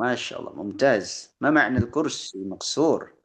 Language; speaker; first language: Arabic; non-native, fluent; Indonesian